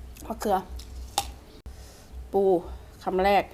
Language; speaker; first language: Thai; non-native, local second language; Northeastern Thai